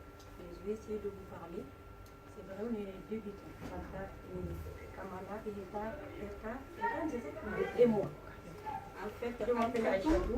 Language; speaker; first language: French; non-native, learner; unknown